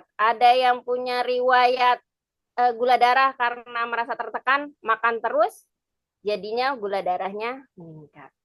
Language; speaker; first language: Indonesian; native; Indonesian